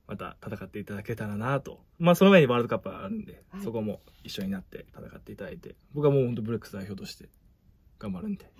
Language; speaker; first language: Japanese; native; Japanese